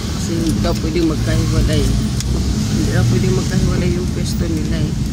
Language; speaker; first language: Filipino; non-native, local second language; Cebuano